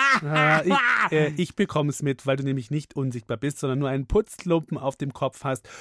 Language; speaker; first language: German; native; German